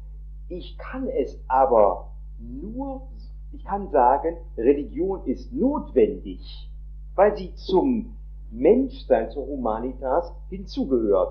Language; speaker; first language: German; non-native, fluent; Italian